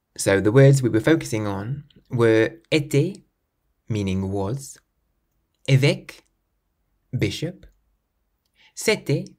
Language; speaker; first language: English; native; English